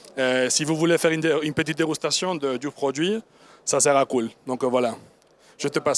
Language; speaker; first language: French; non-native, learner; Spanish